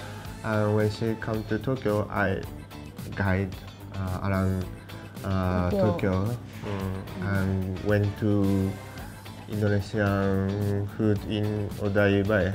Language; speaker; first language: English; non-native, learner; Japanese